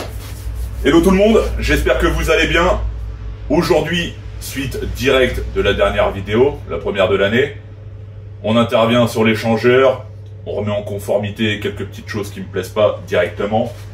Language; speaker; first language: French; native; French